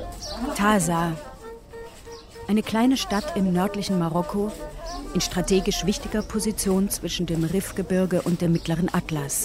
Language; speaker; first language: German; native; German